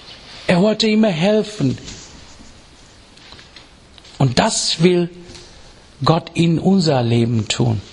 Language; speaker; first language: German; non-native, fluent; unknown